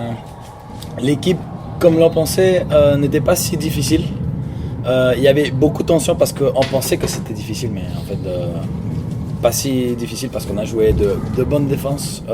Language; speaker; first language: French; non-native, local second language; Spanish